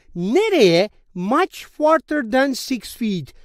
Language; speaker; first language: English; non-native, fluent; Turkish